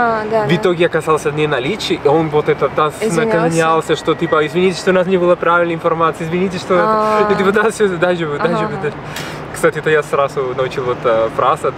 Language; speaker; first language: Russian; non-native, fluent; Spanish